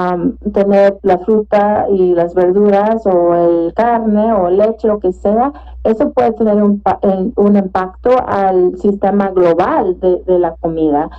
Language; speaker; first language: Spanish; early bilingual, heritage; Spanish